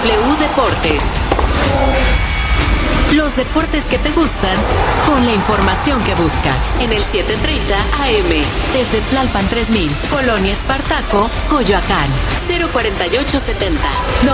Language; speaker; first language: Spanish; native; Spanish